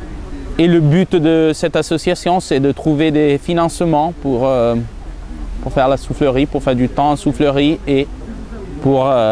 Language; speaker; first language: French; non-native, fluent; Italian